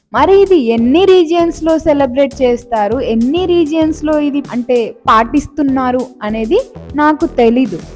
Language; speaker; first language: Telugu; non-native, local second language; Lambadi